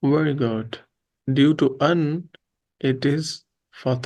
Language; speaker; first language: English; non-native, local second language; Urdu